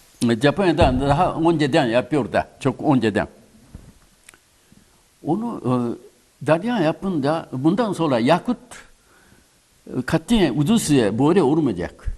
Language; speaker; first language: Turkish; non-native, learner; Japanese